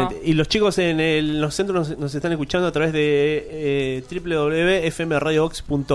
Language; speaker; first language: Spanish; native; Spanish